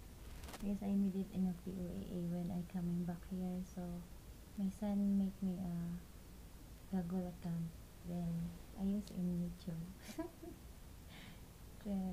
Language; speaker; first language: English; non-native, local second language; Cebuano